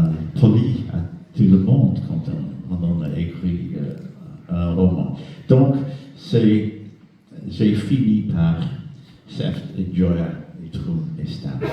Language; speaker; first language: French; non-native, fluent; English